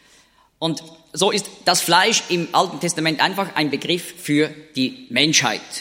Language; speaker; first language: German; native; German